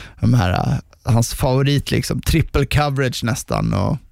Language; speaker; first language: Swedish; native; Swedish